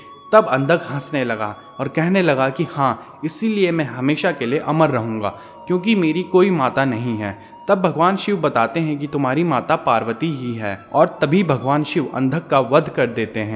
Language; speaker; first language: Hindi; native; Hindi